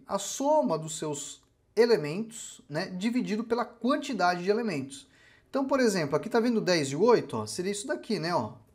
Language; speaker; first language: Portuguese; native; Portuguese